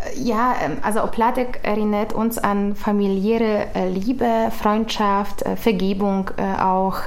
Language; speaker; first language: German; non-native, fluent; Polish